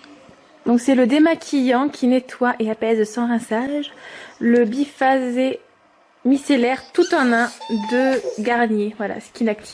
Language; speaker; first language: French; native; French